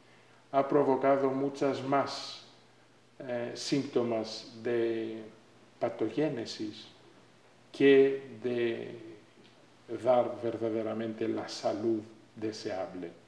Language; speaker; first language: Spanish; non-native, fluent; Greek